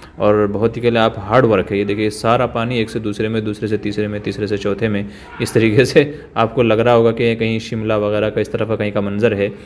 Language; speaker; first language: Hindi; native; Hindi